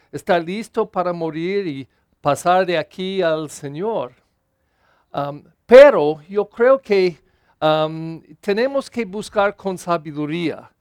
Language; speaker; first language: Spanish; non-native, learner; English